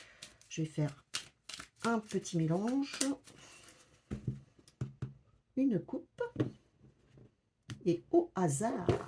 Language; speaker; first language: French; native; French